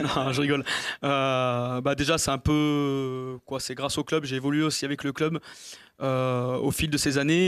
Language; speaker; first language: French; native; French